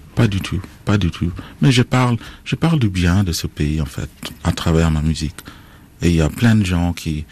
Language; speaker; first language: French; non-native, fluent; Acoli